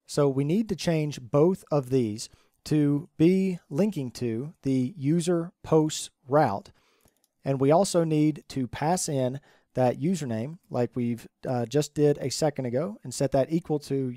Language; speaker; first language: English; native; English